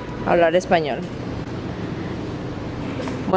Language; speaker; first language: Spanish; early bilingual, heritage; Spanish